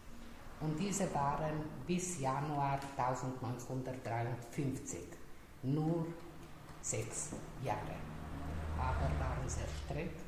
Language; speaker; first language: German; non-native, learner; Slovenian